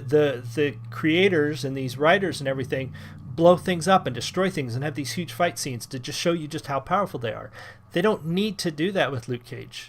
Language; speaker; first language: English; native; English